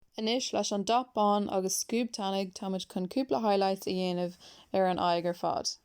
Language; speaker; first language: Irish; non-native, local second language; English